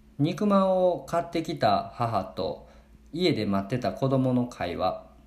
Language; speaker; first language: Japanese; native; Japanese